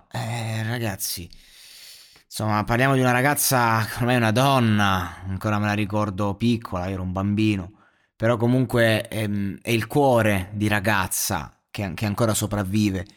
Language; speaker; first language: Italian; native; Italian